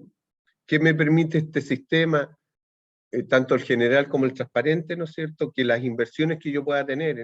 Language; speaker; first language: Spanish; native; Spanish